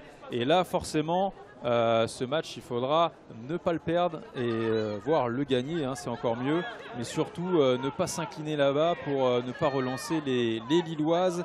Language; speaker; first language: French; native; French